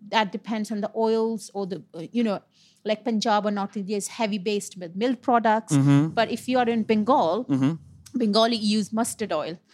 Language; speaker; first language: English; non-native, local second language; Punjabi